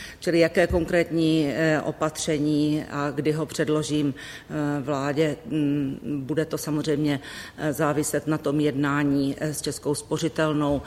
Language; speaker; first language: Czech; native; Czech